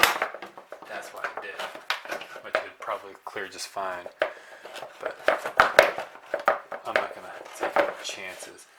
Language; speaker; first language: English; native; English